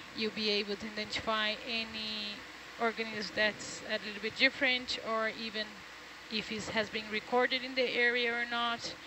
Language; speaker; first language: English; non-native, fluent; Portuguese